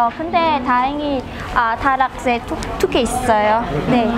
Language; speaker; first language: Korean; non-native, learner; Vietnamese